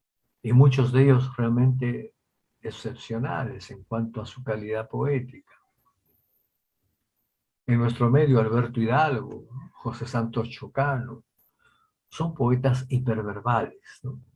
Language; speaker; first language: Spanish; native; Spanish